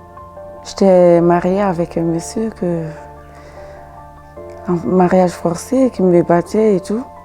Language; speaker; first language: French; non-native, fluent; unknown